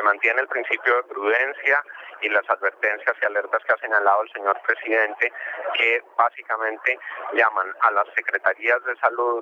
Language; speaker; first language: Spanish; native; Spanish